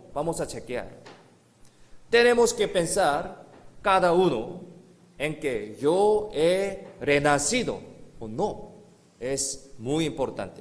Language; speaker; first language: Spanish; non-native, learner; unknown